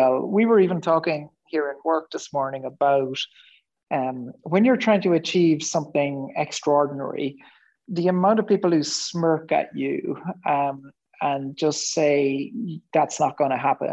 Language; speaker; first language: English; native; English